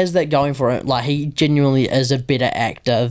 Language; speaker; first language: English; native; English